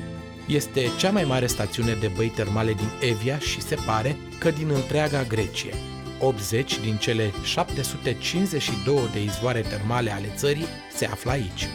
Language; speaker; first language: Romanian; native; Romanian